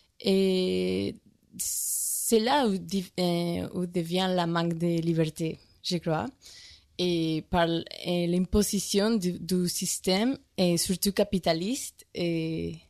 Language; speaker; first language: French; non-native, learner; Spanish